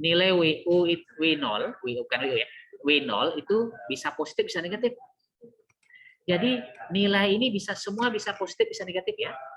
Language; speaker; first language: Indonesian; native; Indonesian